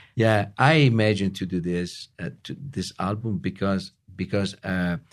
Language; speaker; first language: English; non-native, learner; Italian